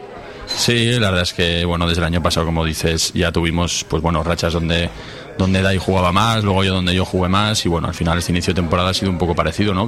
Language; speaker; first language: Spanish; native; Spanish